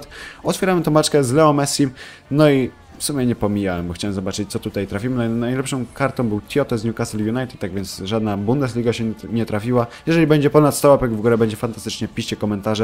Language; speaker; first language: Polish; native; Polish